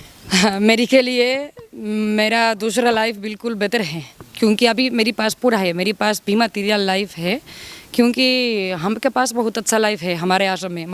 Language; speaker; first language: Hindi; non-native, learner; Spanish